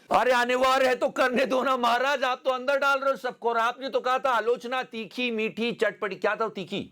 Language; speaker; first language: Hindi; native; Hindi